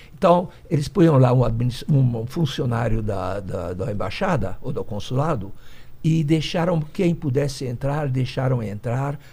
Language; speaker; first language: Portuguese; early bilingual, other home language; Hungarian